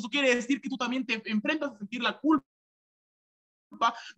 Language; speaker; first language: Spanish; native; Spanish